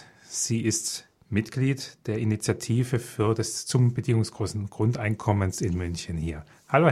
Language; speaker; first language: German; native; German